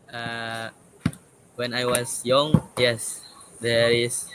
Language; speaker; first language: English; non-native, learner; Indonesian